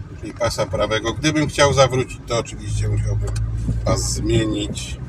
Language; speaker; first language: Polish; native; Polish